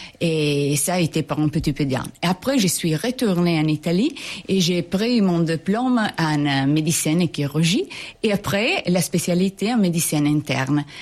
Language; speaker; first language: French; non-native, fluent; Italian